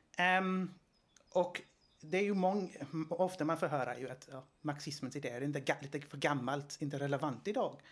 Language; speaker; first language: Swedish; non-native, fluent; Greek